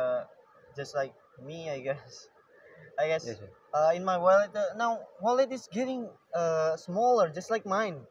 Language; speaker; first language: English; non-native, learner; Indonesian